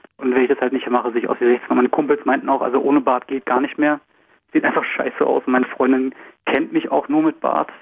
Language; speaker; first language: German; native; German